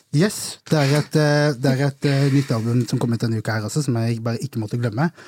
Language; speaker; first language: Norwegian; early bilingual, other home language; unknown